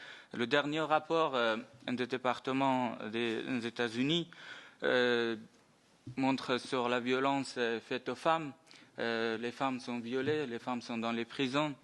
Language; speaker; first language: French; non-native, fluent; Persian